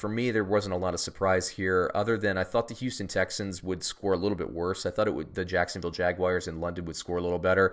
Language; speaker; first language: English; native; English